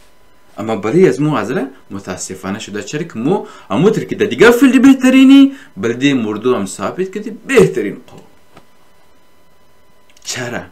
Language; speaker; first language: Persian; native; Persian